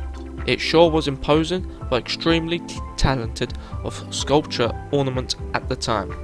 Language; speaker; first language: English; non-native, fluent; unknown